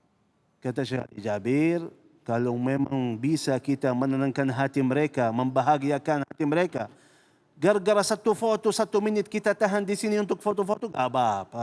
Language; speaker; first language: Indonesian; non-native, fluent; Arabic